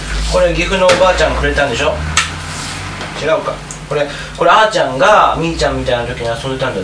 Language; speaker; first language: Japanese; native; Japanese